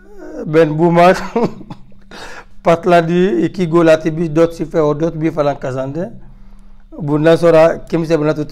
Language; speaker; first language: Turkish; non-native, learner; French